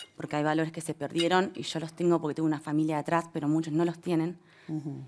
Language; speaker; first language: Spanish; native; Spanish